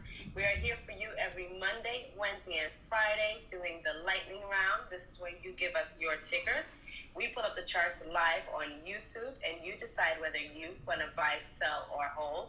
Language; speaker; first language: English; native; English